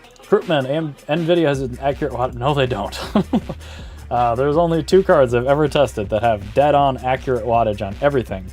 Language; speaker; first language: English; native; English